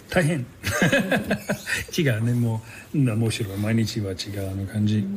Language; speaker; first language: Japanese; non-native, learner; English